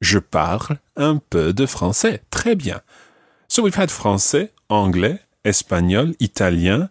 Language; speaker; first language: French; non-native, fluent; English